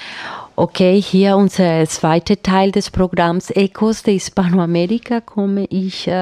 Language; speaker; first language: German; non-native, fluent; Spanish